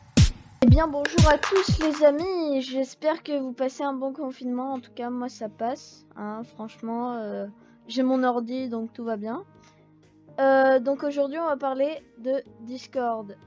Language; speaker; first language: French; native; French